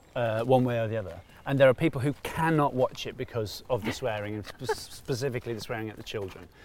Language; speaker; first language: English; native; English